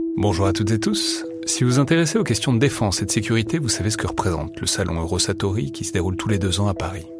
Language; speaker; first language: French; native; French